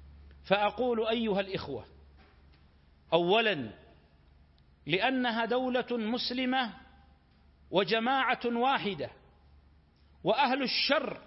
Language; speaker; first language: Arabic; native; Arabic